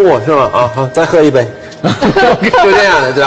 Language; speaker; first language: Chinese; non-native, fluent; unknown